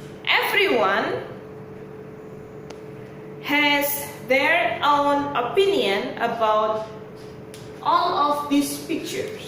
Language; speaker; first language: English; non-native, local second language; Indonesian